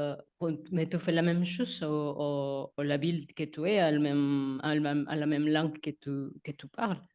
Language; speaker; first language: French; non-native, learner; Spanish